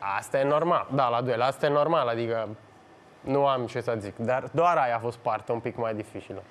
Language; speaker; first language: Romanian; non-native, fluent; Italian